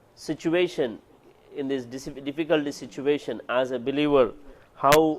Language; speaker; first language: English; non-native, local second language; Kannada